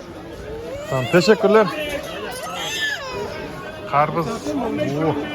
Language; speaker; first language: Turkish; non-native, learner; Kazakh